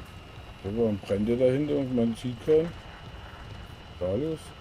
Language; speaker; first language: German; native; German